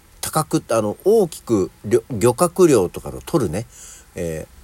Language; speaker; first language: Japanese; native; Japanese